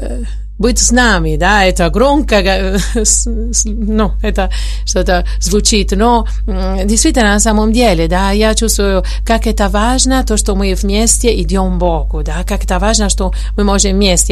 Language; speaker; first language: Russian; non-native, fluent; Italian